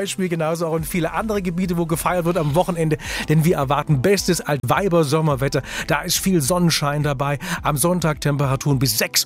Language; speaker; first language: German; native; German